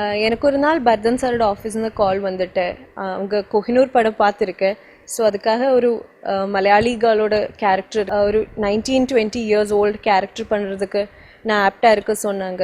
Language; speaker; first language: Tamil; non-native, learner; Malayalam